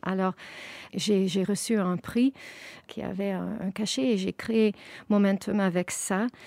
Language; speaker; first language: French; non-native, fluent; English